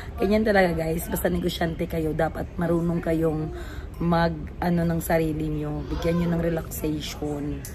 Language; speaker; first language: Filipino; non-native, local second language; Cebuano